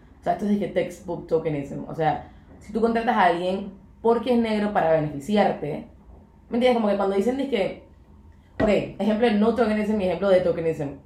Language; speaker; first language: Spanish; native; Spanish